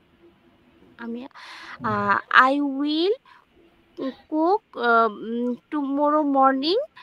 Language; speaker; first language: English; non-native, learner; Bangla